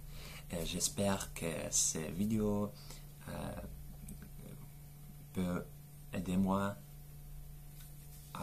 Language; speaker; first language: French; non-native, learner; Russian